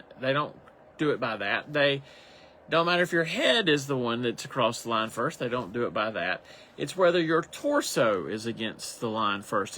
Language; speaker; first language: English; native; English